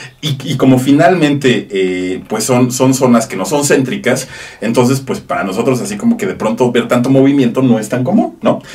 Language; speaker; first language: Spanish; native; Spanish